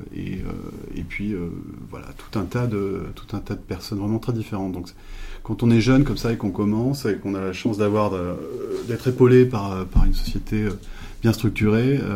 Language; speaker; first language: French; native; French